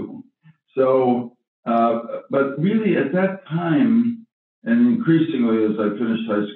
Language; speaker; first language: English; native; English